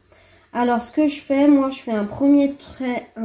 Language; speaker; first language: French; native; French